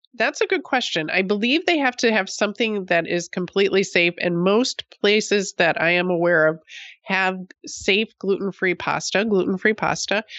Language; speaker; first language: English; native; English